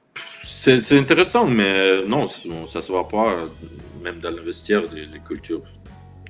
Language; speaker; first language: French; non-native, learner; Russian